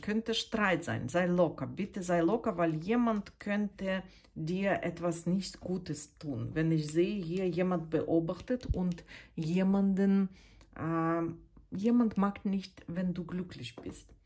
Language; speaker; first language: German; non-native, fluent; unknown